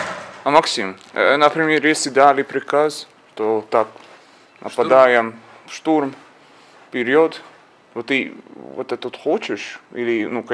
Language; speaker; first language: Russian; non-native, learner; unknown